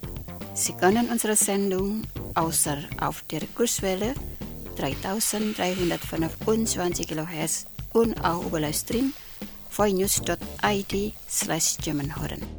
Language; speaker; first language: German; non-native, fluent; Indonesian